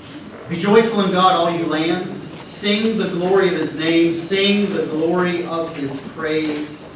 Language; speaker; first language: English; native; English